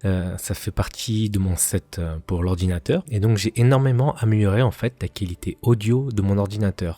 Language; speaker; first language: French; native; French